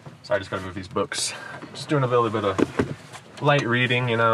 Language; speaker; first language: English; native; English